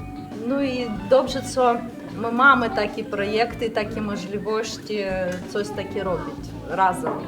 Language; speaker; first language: Polish; non-native, learner; Ukrainian